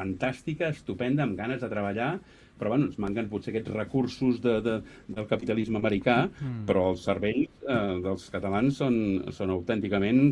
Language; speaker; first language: Catalan; native; Catalan